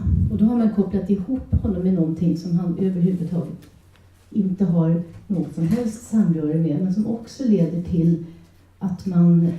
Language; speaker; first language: Swedish; native; Swedish